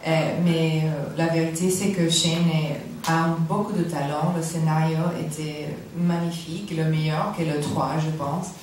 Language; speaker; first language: French; non-native, learner; English